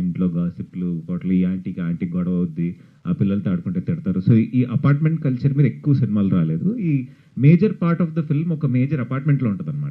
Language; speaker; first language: Telugu; native; Telugu